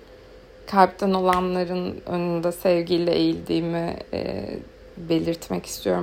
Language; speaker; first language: Turkish; native; Turkish